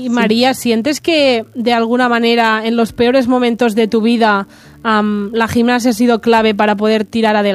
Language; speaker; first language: Spanish; non-native, local second language; Catalan